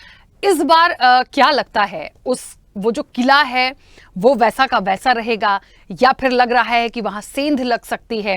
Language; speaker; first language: Hindi; native; Hindi